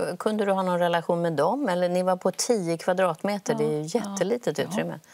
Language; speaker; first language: Swedish; native; Swedish